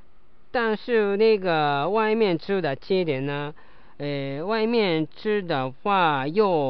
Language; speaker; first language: Chinese; non-native, learner; Japanese